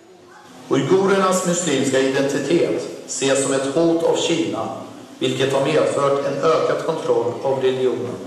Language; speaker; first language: Swedish; non-native, fluent; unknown